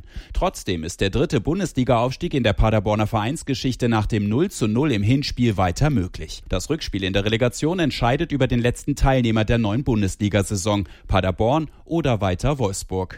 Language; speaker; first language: German; native; German